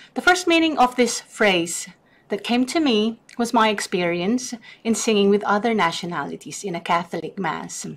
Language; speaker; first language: English; non-native, local second language; Filipino